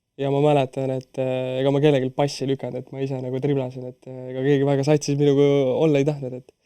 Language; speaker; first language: Estonian; non-native, local second language; Russian